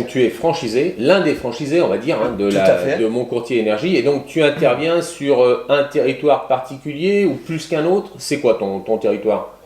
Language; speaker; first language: French; native; French